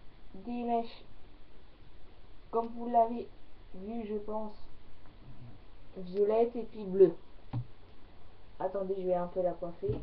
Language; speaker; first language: French; native; French